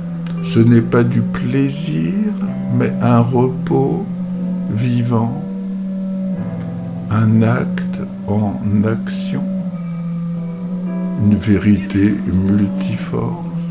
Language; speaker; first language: French; native; French